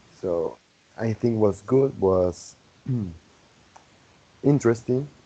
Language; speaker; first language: English; non-native, fluent; Spanish